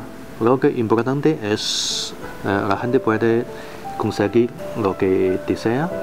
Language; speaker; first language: Spanish; non-native, learner; Chinese